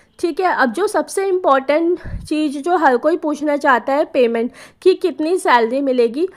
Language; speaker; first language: Hindi; native; Hindi